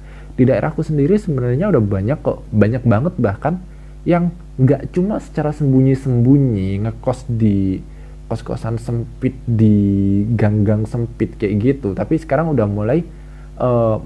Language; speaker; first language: Indonesian; native; Indonesian